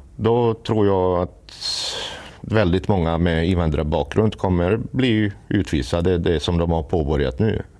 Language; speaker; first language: Swedish; non-native, fluent; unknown